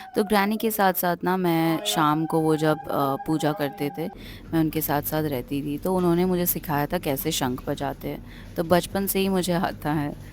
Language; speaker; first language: Hindi; non-native, local second language; Bangla